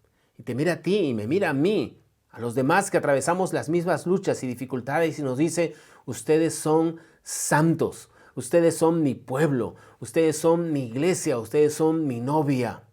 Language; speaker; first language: Spanish; native; Spanish